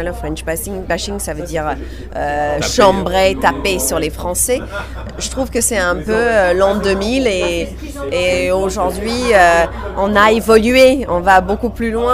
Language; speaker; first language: French; non-native, fluent; English